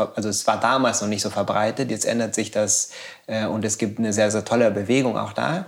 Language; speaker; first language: German; non-native, fluent; Spanish